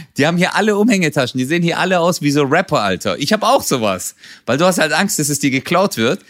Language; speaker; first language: German; early bilingual, other home language; Turkish